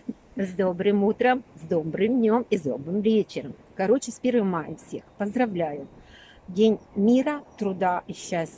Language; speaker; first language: Russian; native; Russian